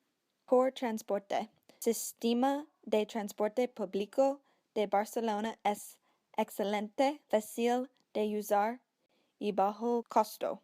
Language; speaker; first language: Spanish; non-native, learner; English